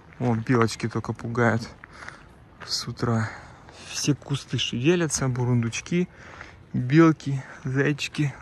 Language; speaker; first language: Russian; native; Russian